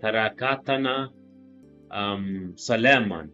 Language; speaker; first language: Arabic; non-native, learner; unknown